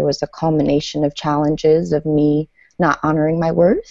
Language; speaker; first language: English; early bilingual, other home language; Persian